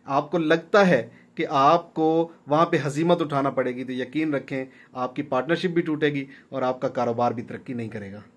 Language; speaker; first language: Urdu; non-native, local second language; Punjabi